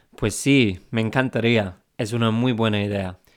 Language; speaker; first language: Spanish; non-native, fluent; English